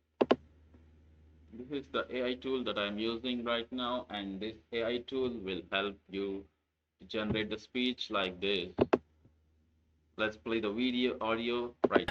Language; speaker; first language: English; non-native, local second language; Telugu